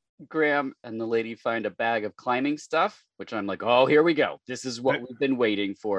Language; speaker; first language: English; native; English